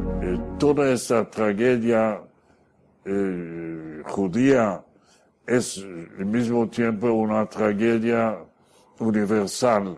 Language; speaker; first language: Spanish; non-native, fluent; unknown